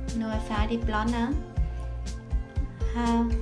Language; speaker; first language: Norwegian; non-native, learner; Vietnamese